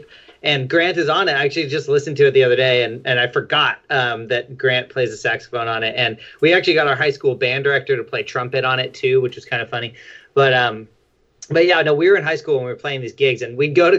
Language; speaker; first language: English; native; English